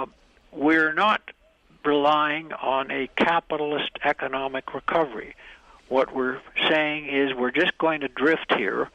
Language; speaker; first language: English; native; English